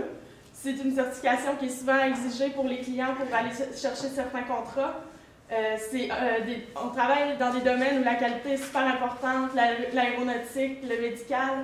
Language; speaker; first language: French; native; French